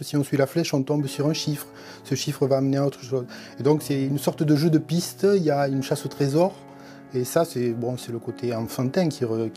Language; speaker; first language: French; native; French